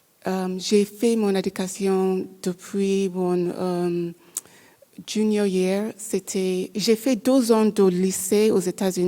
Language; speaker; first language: French; non-native, learner; English